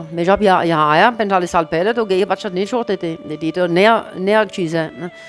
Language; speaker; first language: Hindi; non-native, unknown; German